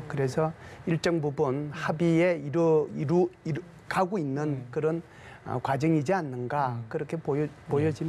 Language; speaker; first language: Korean; native; Korean